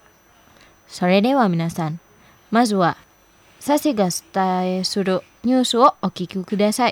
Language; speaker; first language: Japanese; non-native, fluent; Indonesian